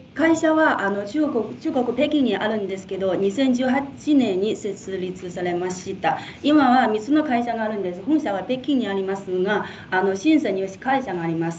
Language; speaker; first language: Japanese; non-native, fluent; Chinese